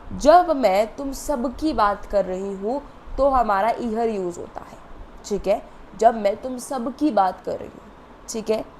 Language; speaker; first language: Hindi; native; Hindi